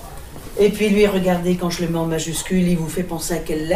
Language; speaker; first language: French; non-native, fluent; Greek